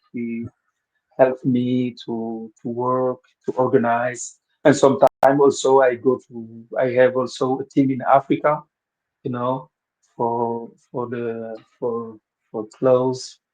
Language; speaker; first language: English; non-native, fluent; Wolof